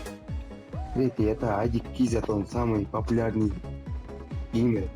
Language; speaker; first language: Russian; non-native, local second language; Kazakh